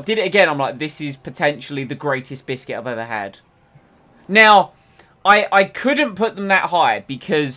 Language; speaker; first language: English; native; English